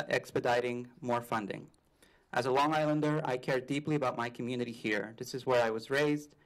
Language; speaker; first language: English; native; English